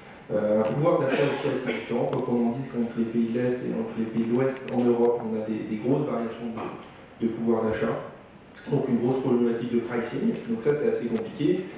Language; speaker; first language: French; native; French